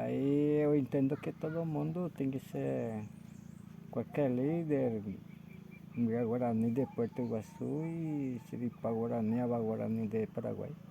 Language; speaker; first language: Portuguese; non-native, local second language; Guarani